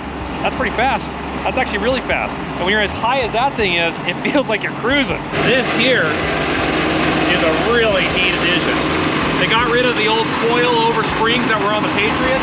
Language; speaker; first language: English; native; English